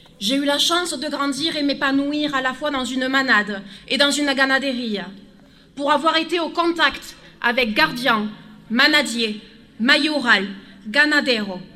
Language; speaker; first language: French; native; French